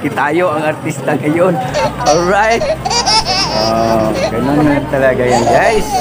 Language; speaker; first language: Filipino; non-native, local second language; Cebuano